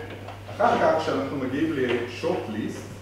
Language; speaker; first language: Hebrew; non-native, fluent; French